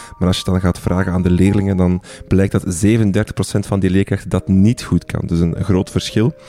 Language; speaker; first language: Dutch; native; Dutch